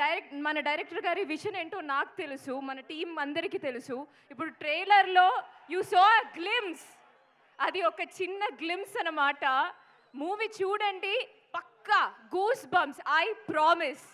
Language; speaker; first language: Telugu; non-native, learner; Malayalam